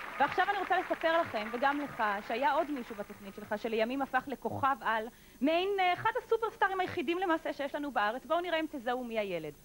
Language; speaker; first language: Hebrew; native; Hebrew